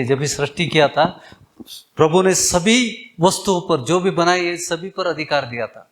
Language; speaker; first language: Hindi; non-native, local second language; Kannada